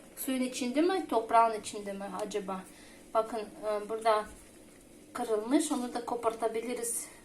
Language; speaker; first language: Turkish; non-native, fluent; Russian